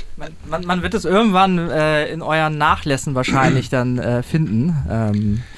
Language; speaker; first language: German; native; German